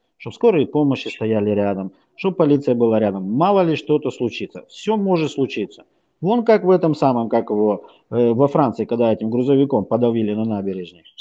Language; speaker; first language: Russian; native; Russian